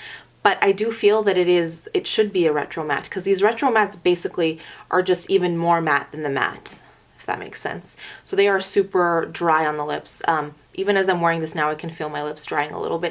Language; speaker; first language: English; native; English